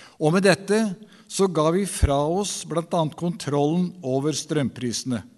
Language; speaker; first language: Norwegian; native; Norwegian